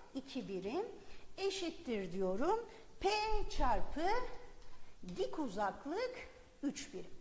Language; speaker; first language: Turkish; native; Turkish